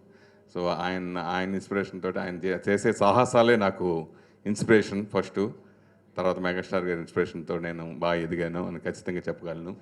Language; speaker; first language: Telugu; native; Telugu